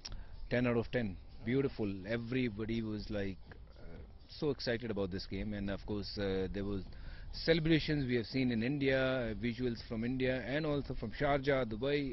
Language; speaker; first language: English; non-native, local second language; Punjabi